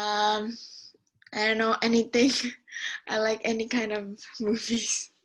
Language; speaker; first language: English; non-native, fluent; Indonesian